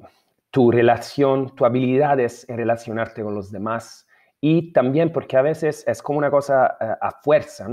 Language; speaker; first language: Spanish; non-native, fluent; Italian